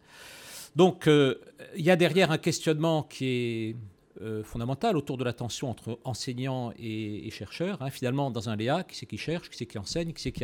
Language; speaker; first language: French; native; French